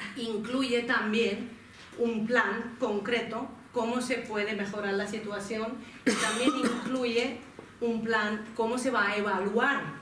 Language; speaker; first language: Spanish; non-native, fluent; Finnish